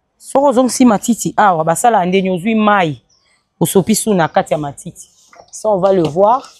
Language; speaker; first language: Lingala; native; Lingala